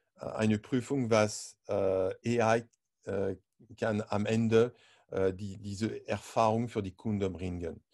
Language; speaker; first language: German; non-native, learner; French